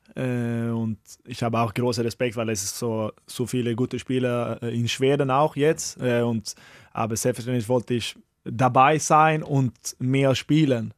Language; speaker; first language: German; non-native, learner; Swedish